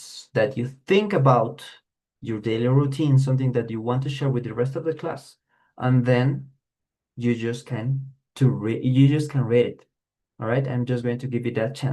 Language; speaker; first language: English; non-native, fluent; Spanish